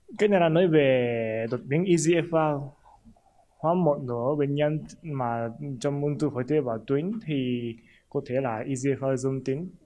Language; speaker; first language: Vietnamese; non-native, fluent; Japanese